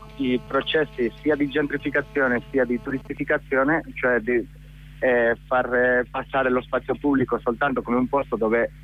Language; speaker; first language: Italian; non-native, fluent; Catalan